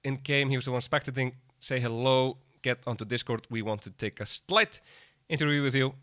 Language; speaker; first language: English; non-native, fluent; Icelandic